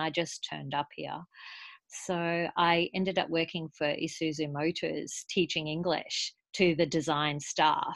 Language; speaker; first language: English; native; English